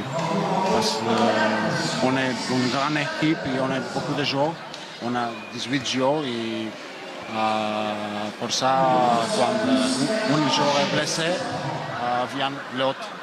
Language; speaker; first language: French; non-native, learner; Macedonian